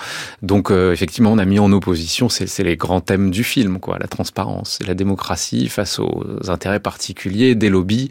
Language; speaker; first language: French; native; French